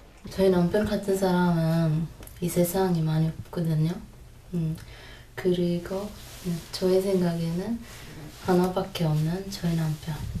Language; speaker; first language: Korean; non-native, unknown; Sinhala